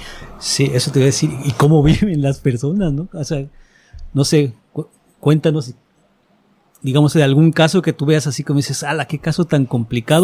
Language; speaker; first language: Spanish; native; Spanish